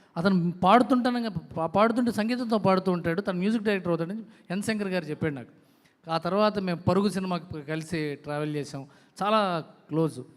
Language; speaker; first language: Telugu; native; Telugu